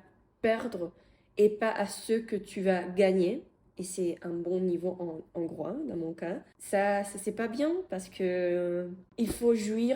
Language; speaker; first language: French; non-native, fluent; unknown